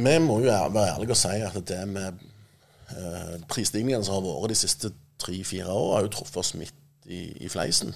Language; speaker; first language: Norwegian; native; Norwegian